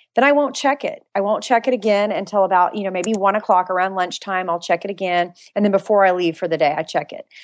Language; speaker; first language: English; native; English